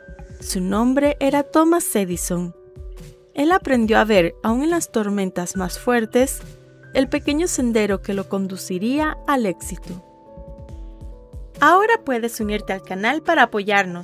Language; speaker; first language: Spanish; native; Spanish